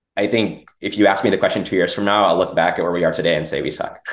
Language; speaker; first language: English; native; English